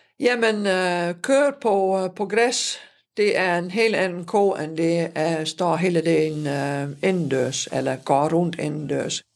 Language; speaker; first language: Danish; non-native, fluent; Dutch